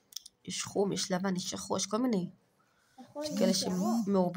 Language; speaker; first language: Hebrew; native; Hebrew